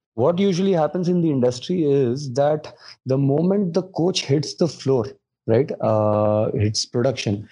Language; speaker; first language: English; non-native, local second language; Hindi